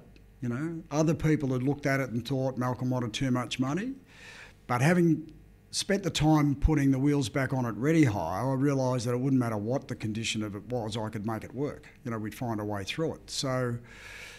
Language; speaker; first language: English; native; English